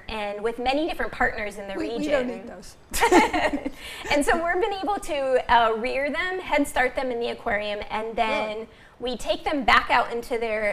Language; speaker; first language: English; native; English